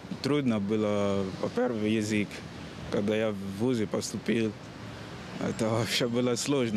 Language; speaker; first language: Russian; non-native, learner; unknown